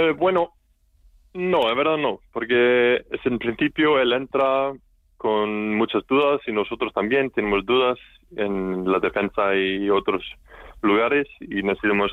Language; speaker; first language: Spanish; non-native, learner; Icelandic